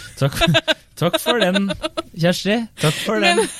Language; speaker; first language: Norwegian; native; Norwegian